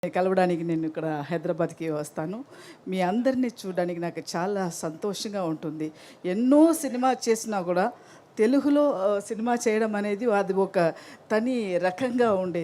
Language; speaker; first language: Telugu; non-native, fluent; Tamil